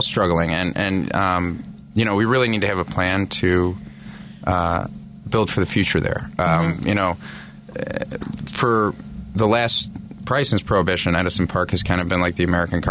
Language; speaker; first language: English; native; English